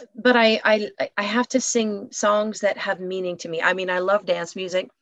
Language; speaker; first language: English; native; English